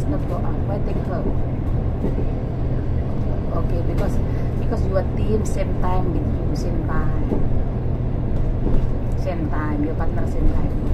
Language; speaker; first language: English; non-native, learner; Indonesian